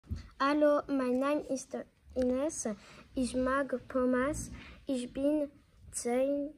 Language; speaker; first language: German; non-native, learner; French